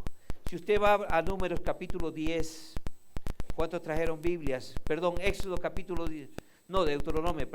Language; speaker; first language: Spanish; native; Spanish